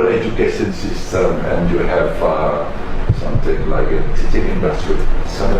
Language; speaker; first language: English; non-native, learner; Indonesian